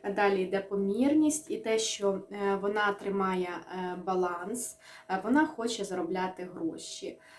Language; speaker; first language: Ukrainian; non-native, local second language; Russian